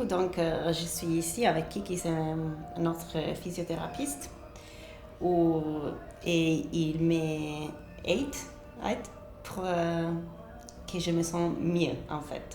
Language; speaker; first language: French; non-native, fluent; Italian